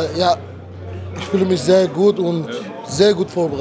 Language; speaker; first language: German; non-native, fluent; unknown